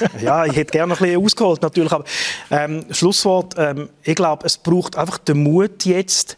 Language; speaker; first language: German; native; German